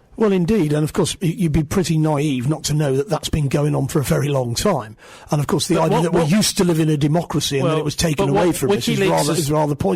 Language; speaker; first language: English; native; English